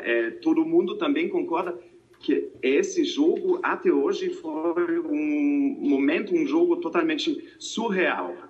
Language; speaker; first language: Portuguese; non-native, fluent; German